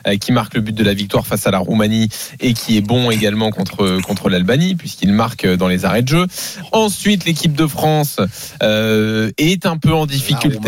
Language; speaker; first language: French; native; French